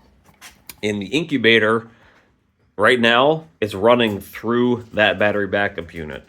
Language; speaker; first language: English; native; English